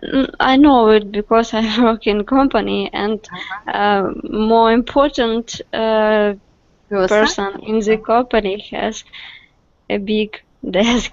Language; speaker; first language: English; non-native, learner; Russian